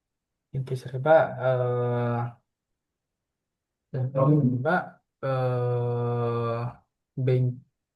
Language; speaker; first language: Japanese; non-native, learner; Indonesian